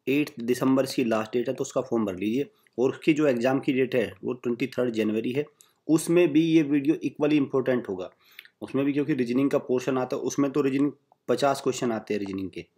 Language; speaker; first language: Hindi; native; Hindi